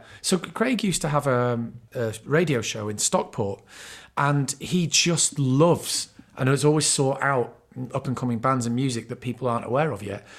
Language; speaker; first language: English; native; English